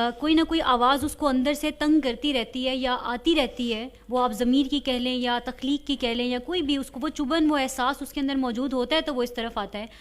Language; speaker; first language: Urdu; native; Urdu